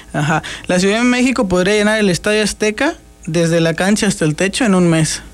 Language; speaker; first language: Spanish; native; Spanish